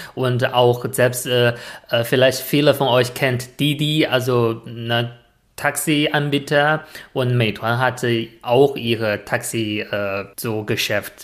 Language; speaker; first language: German; non-native, fluent; Chinese